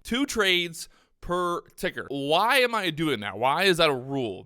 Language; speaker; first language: English; native; English